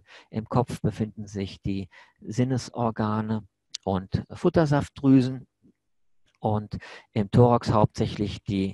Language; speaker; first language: German; native; German